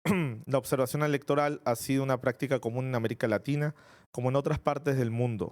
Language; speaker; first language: Spanish; native; Spanish